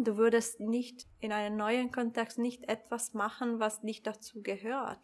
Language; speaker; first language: German; non-native, local second language; Italian